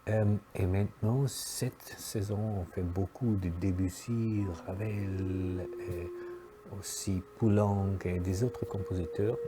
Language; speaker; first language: French; non-native, fluent; German